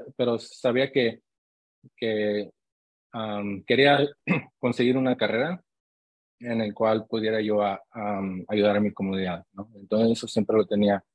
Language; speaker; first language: Spanish; early bilingual, heritage; Spanish